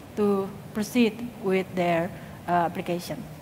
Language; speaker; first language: English; non-native, fluent; Indonesian